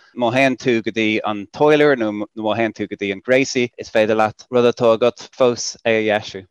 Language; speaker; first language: Irish; non-native, local second language; English